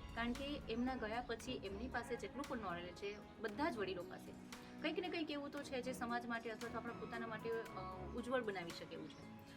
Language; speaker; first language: Gujarati; non-native, local second language; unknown